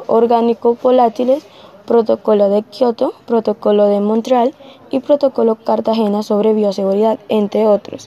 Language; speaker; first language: Spanish; native; Spanish